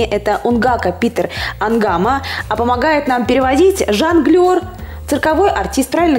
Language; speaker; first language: Russian; native; Russian